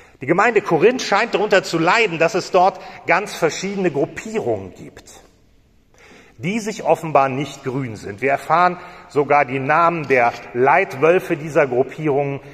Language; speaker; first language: German; native; German